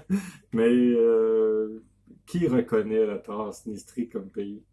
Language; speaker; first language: French; native; French